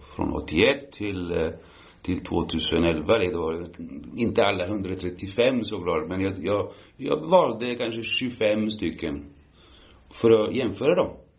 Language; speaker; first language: Swedish; early bilingual, heritage; Swedish